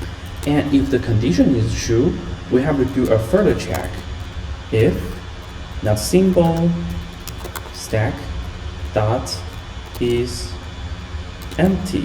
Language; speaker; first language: English; non-native, fluent; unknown